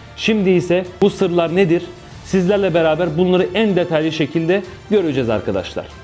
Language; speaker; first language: Turkish; native; Turkish